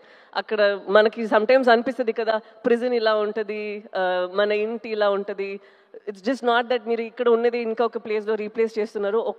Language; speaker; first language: Telugu; non-native, local second language; Tamil